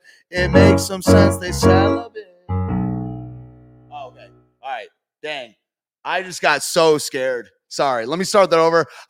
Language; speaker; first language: English; native; English